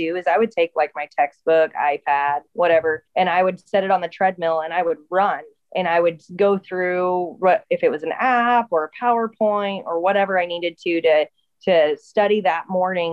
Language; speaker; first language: English; native; English